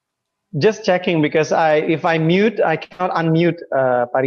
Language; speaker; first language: English; non-native, fluent; Indonesian